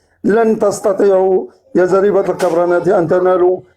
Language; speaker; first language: Arabic; native; Arabic